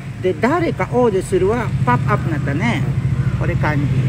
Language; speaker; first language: Japanese; non-native, learner; Filipino